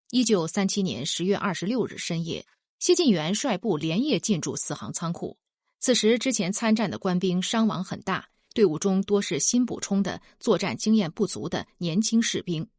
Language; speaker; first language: Chinese; native; Chinese